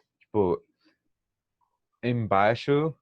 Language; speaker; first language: Portuguese; non-native, fluent; English